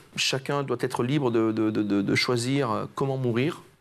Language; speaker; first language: French; native; French